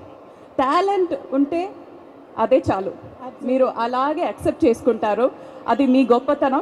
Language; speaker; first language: Telugu; non-native, learner; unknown